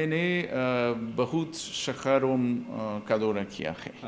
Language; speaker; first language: Hindi; non-native, learner; Portuguese